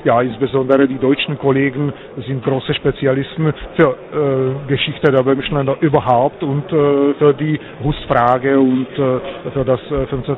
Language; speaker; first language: German; non-native, fluent; Czech